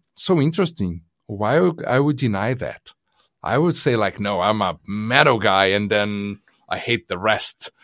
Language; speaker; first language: English; non-native, fluent; Portuguese